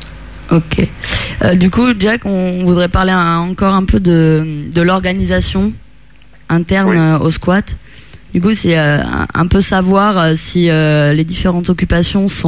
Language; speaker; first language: French; non-native, fluent; Italian